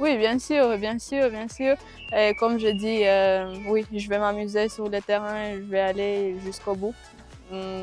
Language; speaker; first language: French; non-native, local second language; Rundi